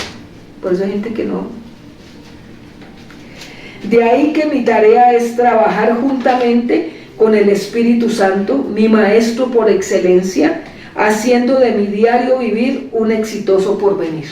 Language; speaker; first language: Spanish; native; Spanish